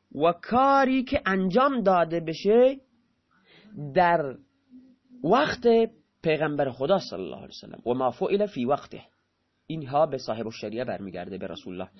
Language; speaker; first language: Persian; non-native, local second language; Baluchi